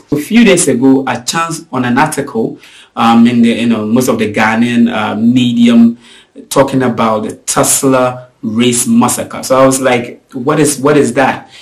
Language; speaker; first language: English; non-native, local second language; Akan